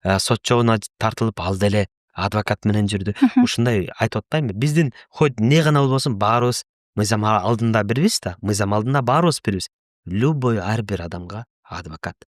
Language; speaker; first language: Kyrgyz; non-native, local second language; Russian